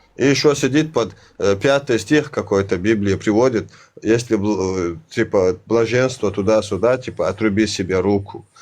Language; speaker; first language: Russian; non-native, local second language; Chechen